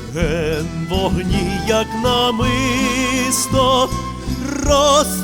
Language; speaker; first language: Ukrainian; native; Ukrainian